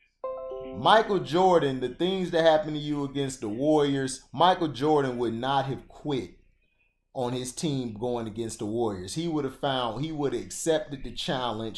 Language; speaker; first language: English; native; English